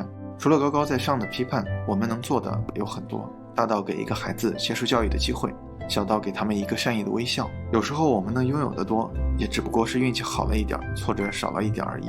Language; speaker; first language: Chinese; native; Chinese